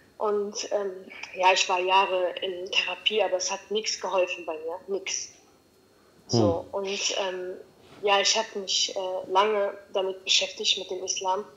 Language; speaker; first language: German; early bilingual, other home language; Italian